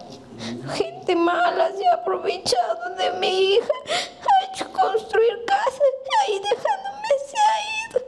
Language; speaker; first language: Spanish; native; Spanish